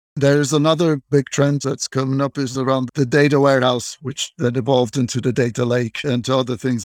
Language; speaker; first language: English; non-native, fluent; Turkish